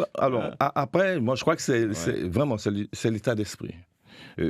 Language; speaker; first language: French; native; French